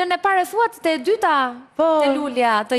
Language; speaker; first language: Albanian; native; Albanian